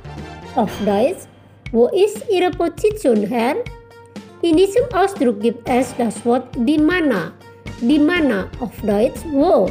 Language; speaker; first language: German; non-native, fluent; Indonesian